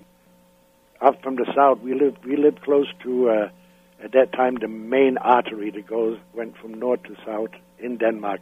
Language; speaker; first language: English; non-native, fluent; Danish